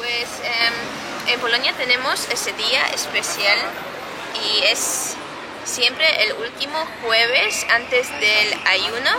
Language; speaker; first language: Spanish; non-native, fluent; Polish